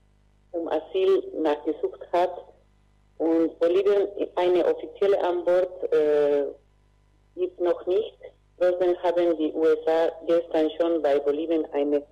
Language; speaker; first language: German; non-native, fluent; Spanish